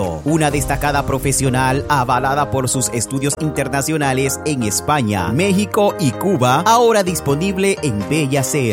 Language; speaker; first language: Spanish; native; Spanish